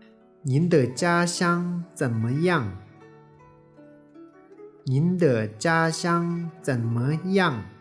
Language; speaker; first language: Chinese; non-native, fluent; Tibetan